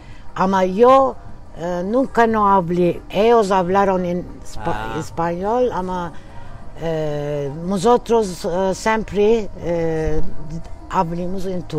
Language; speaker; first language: Spanish; early bilingual, heritage; Turkish